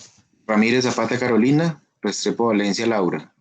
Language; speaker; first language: Spanish; native; Spanish